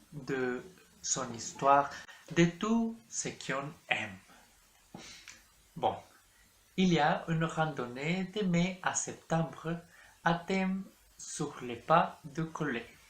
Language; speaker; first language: French; non-native, learner; Spanish